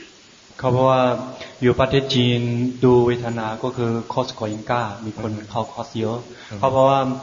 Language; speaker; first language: Thai; non-native, fluent; Chinese